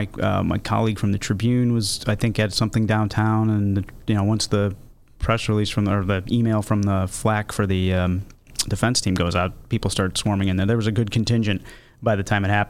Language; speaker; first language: English; native; English